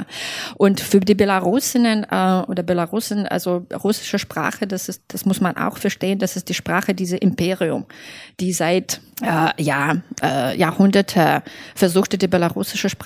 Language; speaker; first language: German; non-native, fluent; Belarusian